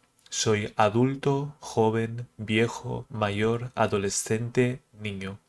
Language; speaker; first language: Spanish; early bilingual, other home language; Portuguese